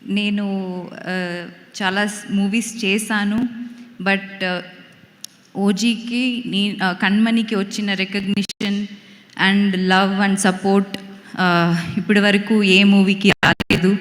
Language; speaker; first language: Telugu; non-native, local second language; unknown